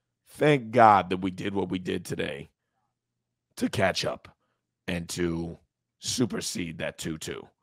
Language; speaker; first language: English; early bilingual, other home language; Spanish